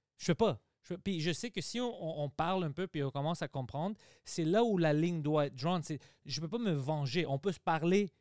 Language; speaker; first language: French; early bilingual, other home language; Greek